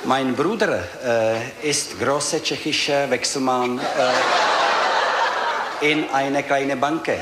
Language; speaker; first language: German; non-native, learner; Czech